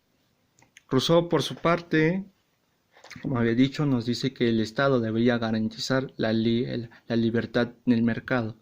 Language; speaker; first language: Spanish; native; Spanish